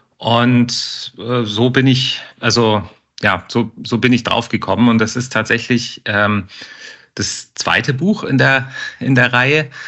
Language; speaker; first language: German; native; German